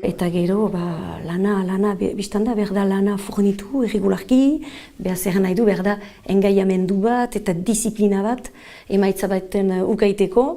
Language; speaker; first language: Basque; native; Basque